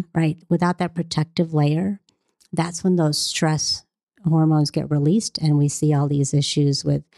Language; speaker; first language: English; early bilingual, other home language; Hindi